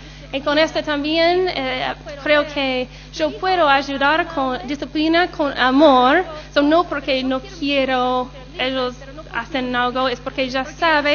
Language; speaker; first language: Spanish; non-native, learner; English